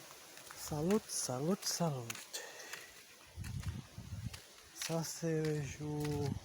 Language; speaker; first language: French; non-native, learner; Portuguese